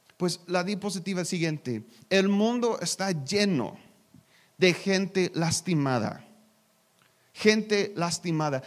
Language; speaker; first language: Spanish; non-native, learner; English